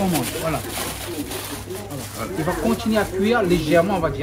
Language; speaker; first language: French; non-native, local second language; Réunion Creole French